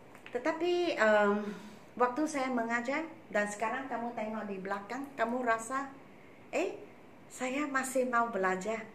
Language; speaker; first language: Malay; non-native, local second language; Chinese